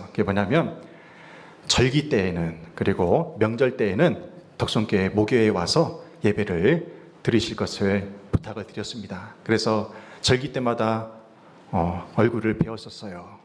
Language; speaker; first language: Korean; native; Korean